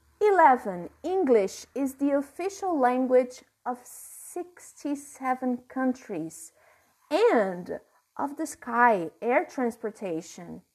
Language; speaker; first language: English; non-native, fluent; Portuguese